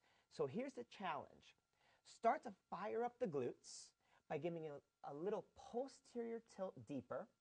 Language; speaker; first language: English; native; English